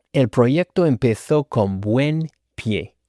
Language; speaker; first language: Spanish; non-native, fluent; English